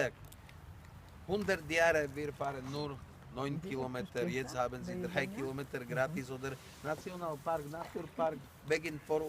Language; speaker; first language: German; non-native, learner; Slovak